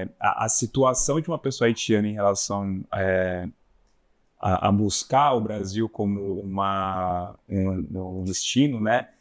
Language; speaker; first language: Portuguese; native; Portuguese